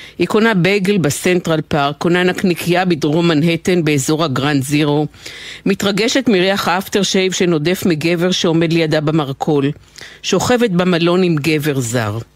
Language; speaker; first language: Hebrew; native; Hebrew